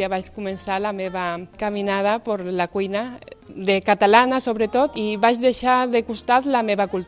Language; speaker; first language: Catalan; non-native, fluent; Spanish